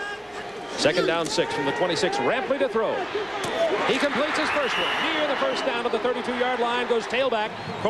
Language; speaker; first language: English; native; English